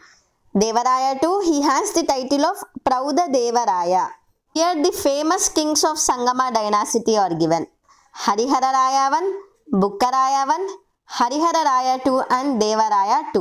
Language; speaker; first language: English; non-native, local second language; Telugu